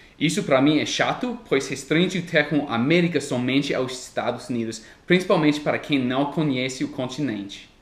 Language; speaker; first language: Portuguese; non-native, fluent; English